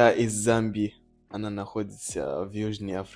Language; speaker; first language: Russian; non-native, learner; Nyanja